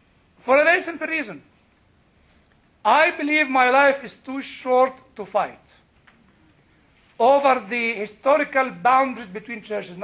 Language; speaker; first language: English; non-native, fluent; Arabic